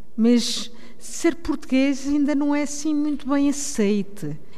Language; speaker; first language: Portuguese; early bilingual, heritage; Portuguese